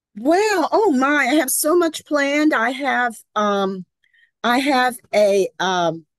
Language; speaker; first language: English; native; English